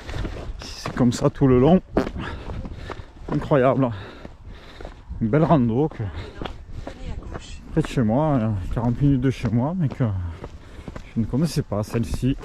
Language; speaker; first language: French; native; French